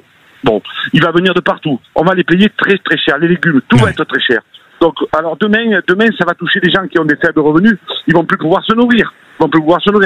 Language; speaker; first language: French; native; French